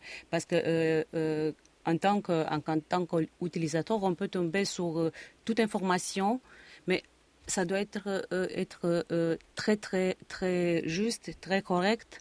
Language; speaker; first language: French; non-native, fluent; Romanian